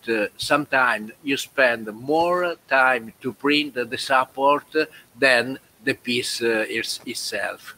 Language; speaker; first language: English; non-native, learner; Italian